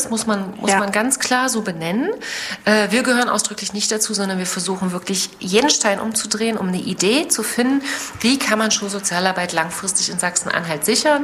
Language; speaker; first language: German; native; German